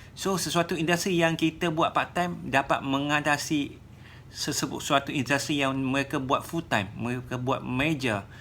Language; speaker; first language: Malay; native; Malay